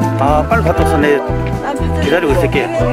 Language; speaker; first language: Korean; native; Korean